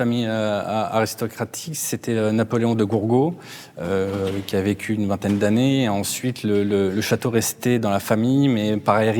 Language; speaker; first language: French; native; French